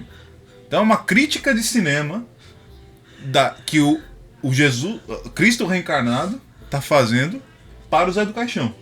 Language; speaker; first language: Portuguese; native; Portuguese